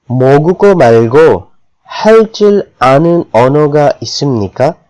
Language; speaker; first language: Korean; non-native, fluent; Urdu